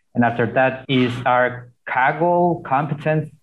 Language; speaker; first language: English; non-native, fluent; Spanish